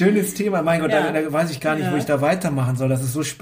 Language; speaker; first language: German; native; German